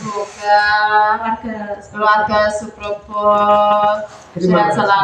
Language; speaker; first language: Indonesian; non-native, local second language; Javanese